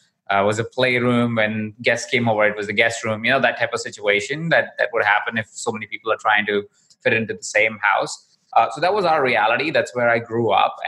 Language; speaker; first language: English; non-native, local second language; Hindi